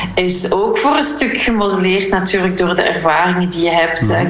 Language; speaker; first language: Dutch; native; Dutch